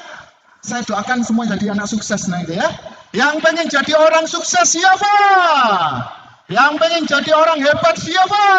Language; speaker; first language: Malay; non-native, local second language; Javanese